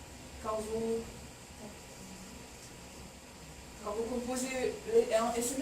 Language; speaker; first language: French; non-native, fluent; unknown